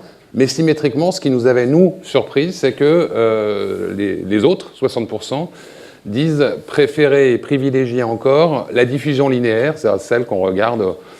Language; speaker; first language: French; native; French